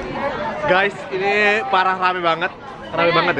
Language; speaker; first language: Indonesian; native; Indonesian